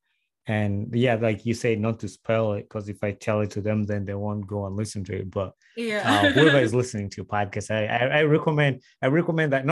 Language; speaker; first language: English; non-native, local second language; Ganda